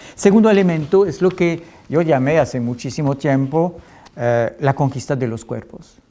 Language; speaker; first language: Spanish; non-native, fluent; French